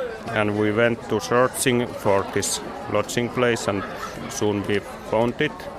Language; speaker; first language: English; non-native, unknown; Finnish